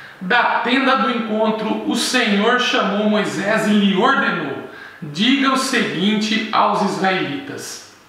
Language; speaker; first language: Portuguese; native; Portuguese